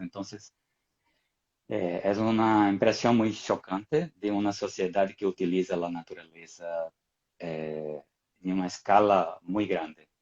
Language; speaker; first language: Spanish; non-native, fluent; Portuguese